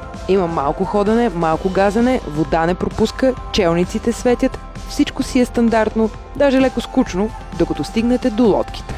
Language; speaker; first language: Bulgarian; native; Bulgarian